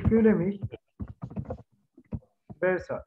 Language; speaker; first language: German; non-native, fluent; Turkish